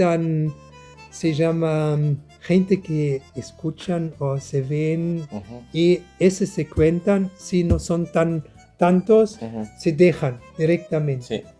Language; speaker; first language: Spanish; non-native, learner; German